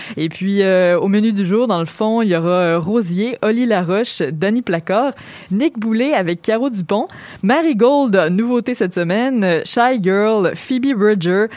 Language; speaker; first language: French; native; French